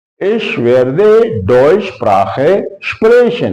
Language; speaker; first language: German; non-native, fluent; Urdu